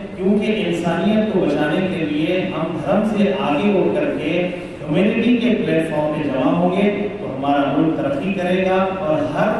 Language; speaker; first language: Urdu; native; Urdu